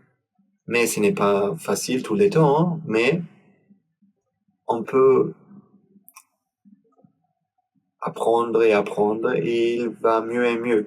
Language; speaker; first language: French; non-native, learner; German